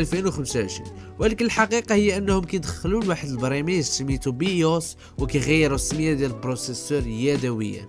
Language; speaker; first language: Arabic; native; Arabic